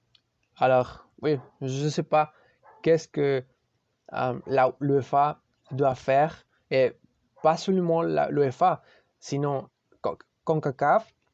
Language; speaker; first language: French; non-native, learner; Spanish